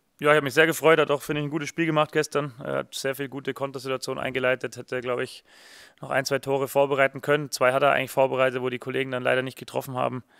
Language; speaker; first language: German; native; German